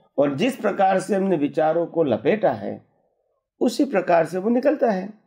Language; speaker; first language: Hindi; non-native, local second language; Gujarati